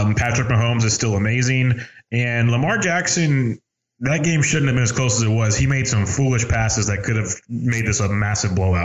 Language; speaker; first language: English; native; English